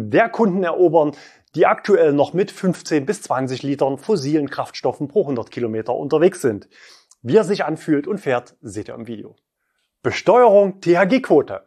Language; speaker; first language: German; native; German